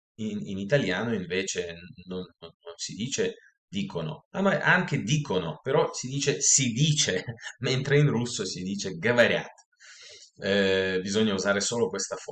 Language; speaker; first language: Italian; non-native, fluent; Russian